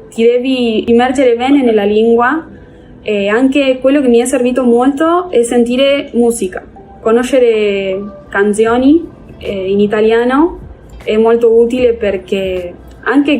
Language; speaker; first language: Italian; non-native, fluent; Spanish